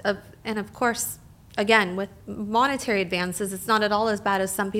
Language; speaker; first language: English; native; English